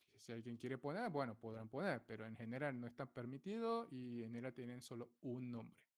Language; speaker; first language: Spanish; non-native, fluent; Korean